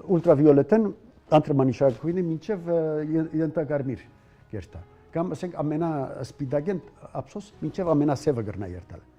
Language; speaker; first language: Armenian; early bilingual, heritage; Armenian